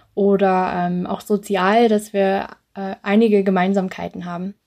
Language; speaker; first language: German; early bilingual, other home language; English